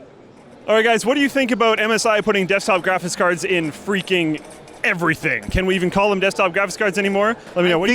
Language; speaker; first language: English; native; English